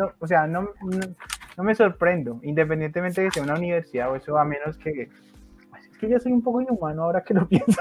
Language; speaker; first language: Spanish; native; Spanish